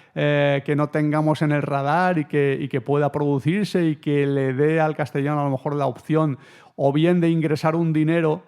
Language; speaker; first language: Spanish; native; Spanish